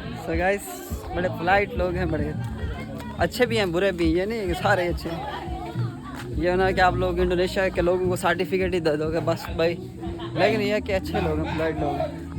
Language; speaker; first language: Urdu; non-native, local second language; Punjabi